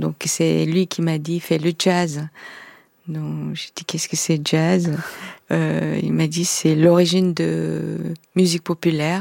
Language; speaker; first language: French; non-native, fluent; Korean